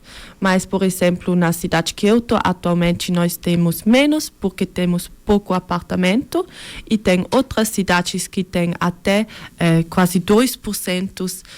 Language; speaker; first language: Portuguese; early bilingual, heritage; Portuguese